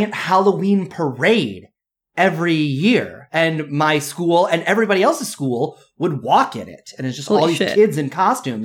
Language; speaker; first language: English; native; English